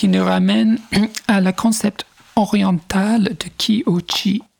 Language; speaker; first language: French; non-native, fluent; English